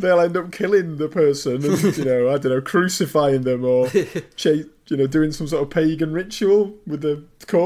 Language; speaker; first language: English; native; English